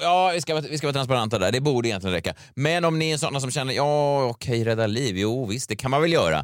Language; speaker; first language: Swedish; native; Swedish